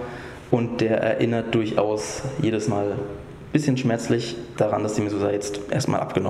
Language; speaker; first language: German; native; German